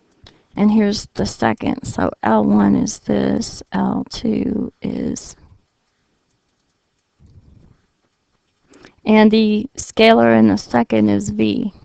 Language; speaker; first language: English; native; English